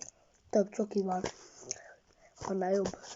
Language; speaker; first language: Hungarian; early bilingual, heritage; Hungarian